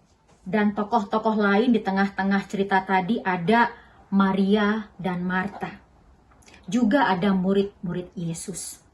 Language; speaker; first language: Indonesian; native; Indonesian